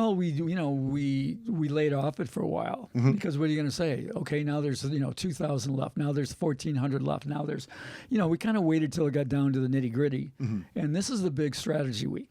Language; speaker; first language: English; native; English